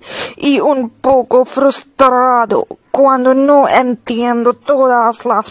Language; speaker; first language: Spanish; non-native, learner; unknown